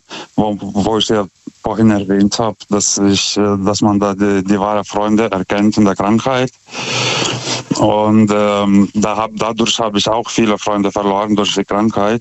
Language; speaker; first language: German; non-native, fluent; Lithuanian